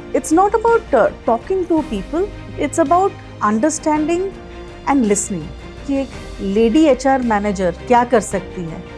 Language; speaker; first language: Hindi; non-native, local second language; Odia